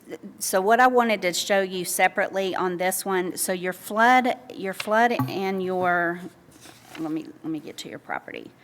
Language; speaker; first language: English; native; English